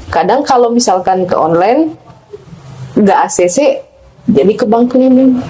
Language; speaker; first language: Indonesian; non-native, local second language; Batak Toba